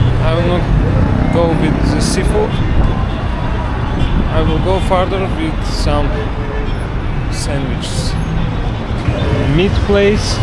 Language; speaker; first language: English; non-native, fluent; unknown